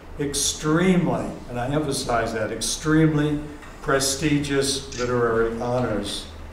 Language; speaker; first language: English; native; English